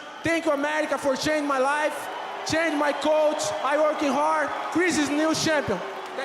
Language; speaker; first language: English; non-native, learner; Portuguese